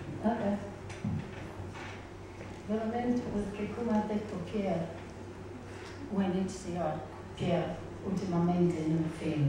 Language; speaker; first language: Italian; non-native, learner; English